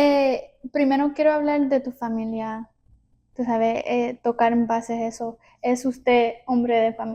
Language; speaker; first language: Spanish; early bilingual, heritage; Spanish